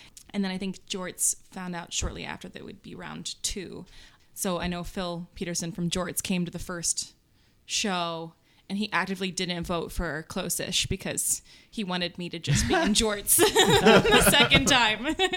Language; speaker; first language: English; native; English